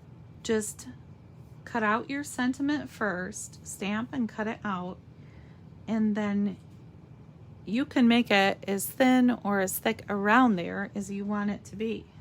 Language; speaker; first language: English; native; English